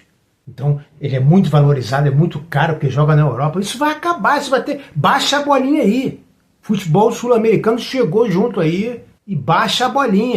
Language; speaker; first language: Portuguese; native; Portuguese